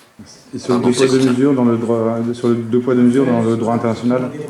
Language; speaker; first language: French; native; French